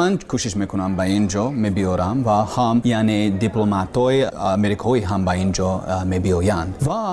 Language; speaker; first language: Persian; non-native, learner; English